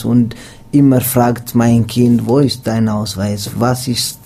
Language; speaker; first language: German; non-native, learner; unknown